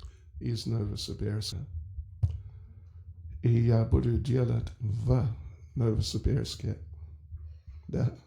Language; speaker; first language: Russian; non-native, learner; English